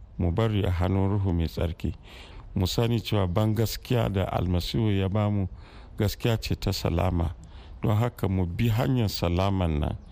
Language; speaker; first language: Hausa; non-native, local second language; Fula